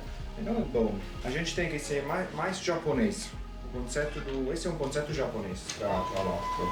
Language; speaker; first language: Portuguese; non-native, fluent; Italian